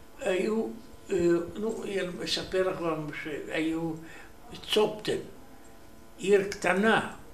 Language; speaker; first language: Hebrew; non-native, learner; Romanian